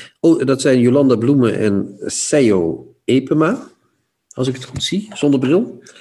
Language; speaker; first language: Dutch; native; Dutch